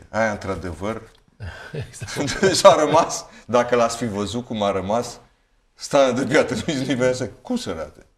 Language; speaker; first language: Romanian; native; Romanian